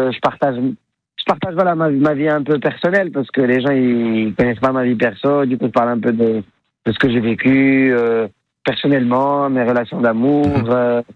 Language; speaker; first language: French; non-native, local second language; Arabic